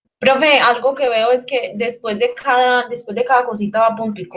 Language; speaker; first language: Spanish; native; Spanish